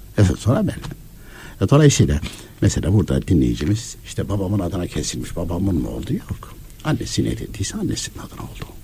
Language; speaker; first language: Turkish; native; Turkish